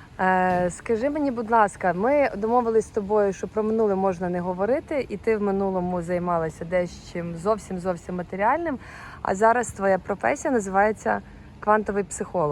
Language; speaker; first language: Ukrainian; native; Ukrainian